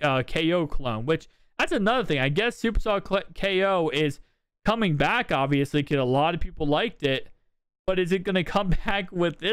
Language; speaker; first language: English; native; English